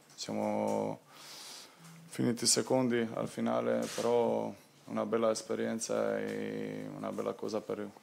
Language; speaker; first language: Italian; non-native, fluent; Croatian